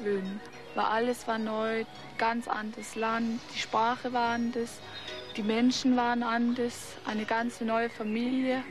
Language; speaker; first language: German; non-native, fluent; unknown